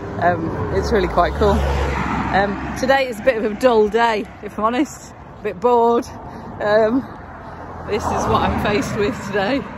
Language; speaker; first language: English; native; English